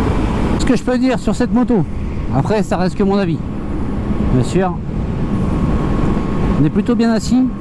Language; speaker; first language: French; native; French